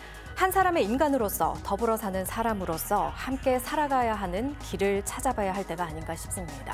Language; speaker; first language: Korean; native; Korean